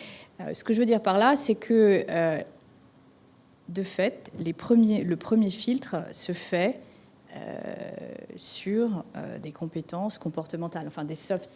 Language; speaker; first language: French; native; French